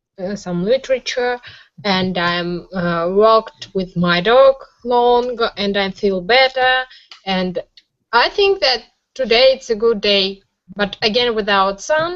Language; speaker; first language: English; non-native, learner; Russian